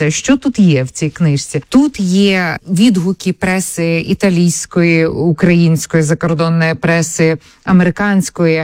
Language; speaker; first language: Ukrainian; native; Ukrainian